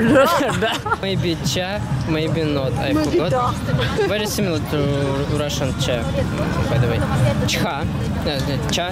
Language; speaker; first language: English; non-native, learner; Russian